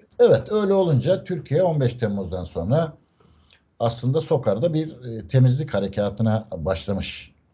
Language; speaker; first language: Turkish; native; Turkish